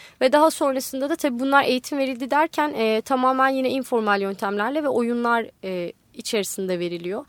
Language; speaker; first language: Turkish; native; Turkish